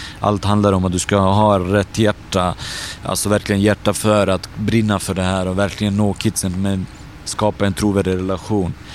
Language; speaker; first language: Swedish; early bilingual, other home language; Bosnian